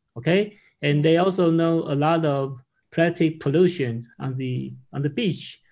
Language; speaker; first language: English; non-native, learner; Chinese